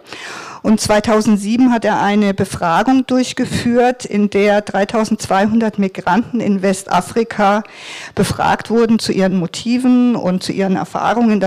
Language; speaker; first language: German; native; German